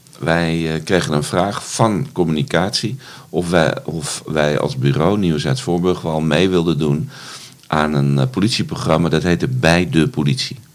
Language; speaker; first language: Dutch; native; Dutch